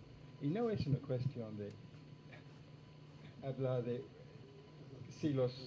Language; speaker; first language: Spanish; non-native, fluent; English